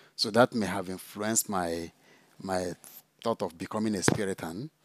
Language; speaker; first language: English; non-native, local second language; Igbo